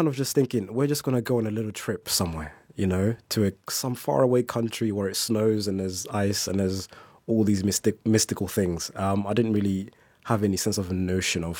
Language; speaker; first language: English; early bilingual, other home language; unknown